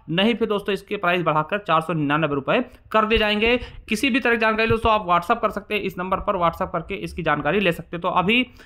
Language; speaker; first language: Hindi; native; Hindi